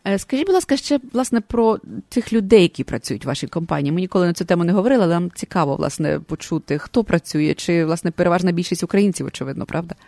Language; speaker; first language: Ukrainian; native; Ukrainian